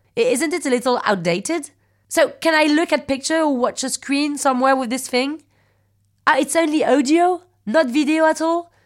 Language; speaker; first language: English; non-native, fluent; French